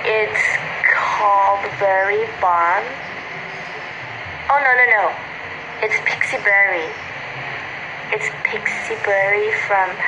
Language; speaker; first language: English; non-native, learner; Thai